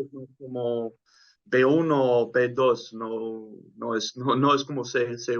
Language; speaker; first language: Spanish; non-native, fluent; Dutch